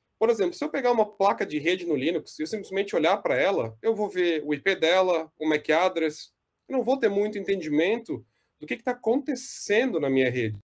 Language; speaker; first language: Portuguese; native; Portuguese